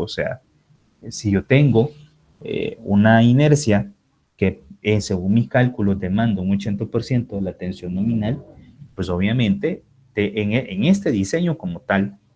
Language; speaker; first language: Spanish; native; Spanish